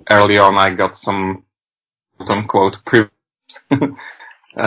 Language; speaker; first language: English; non-native, fluent; Polish